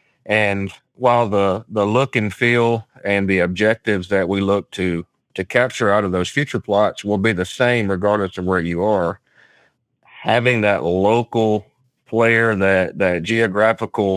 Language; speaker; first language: English; native; English